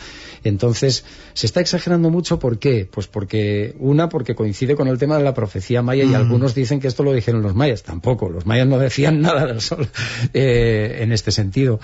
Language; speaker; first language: Spanish; native; Spanish